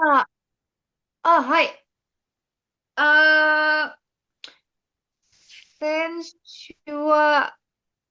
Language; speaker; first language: Japanese; non-native, learner; Indonesian